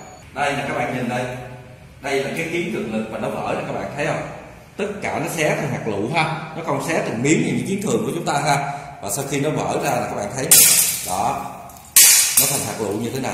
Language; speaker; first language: Vietnamese; native; Vietnamese